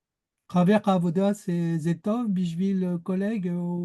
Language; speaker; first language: Hebrew; non-native, learner; French